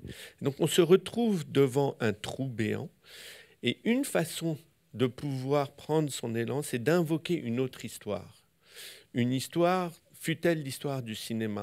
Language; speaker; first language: French; non-native, local second language; Arabic